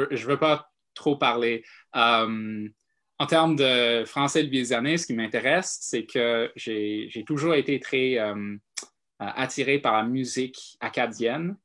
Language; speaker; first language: French; non-native, fluent; English